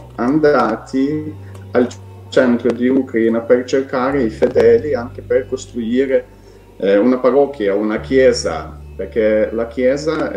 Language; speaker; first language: Italian; non-native, fluent; Ukrainian